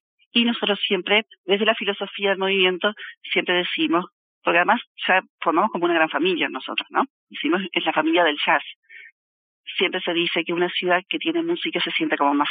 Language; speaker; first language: Spanish; native; Spanish